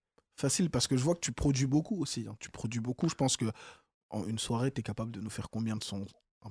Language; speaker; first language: French; native; French